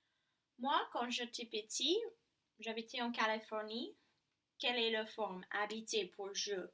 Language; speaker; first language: French; non-native, learner; English